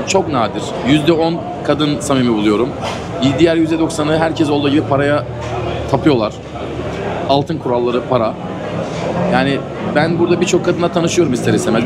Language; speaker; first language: Turkish; native; Turkish